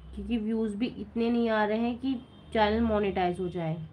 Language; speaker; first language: Hindi; native; Hindi